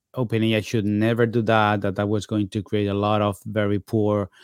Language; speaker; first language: English; non-native, fluent; Spanish